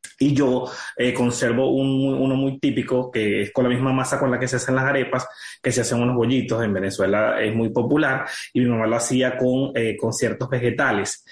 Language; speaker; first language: Spanish; native; Spanish